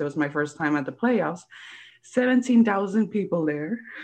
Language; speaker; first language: English; early bilingual, other home language; Spanish